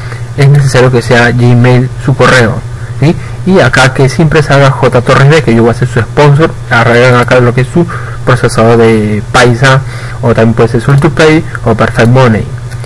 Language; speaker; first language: Spanish; native; Spanish